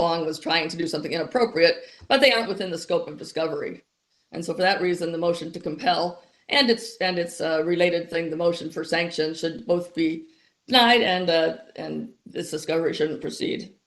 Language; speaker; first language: English; native; English